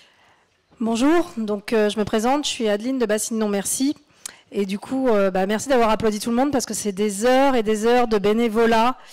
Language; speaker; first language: French; native; French